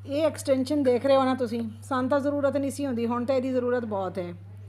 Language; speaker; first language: Urdu; non-native, local second language; Punjabi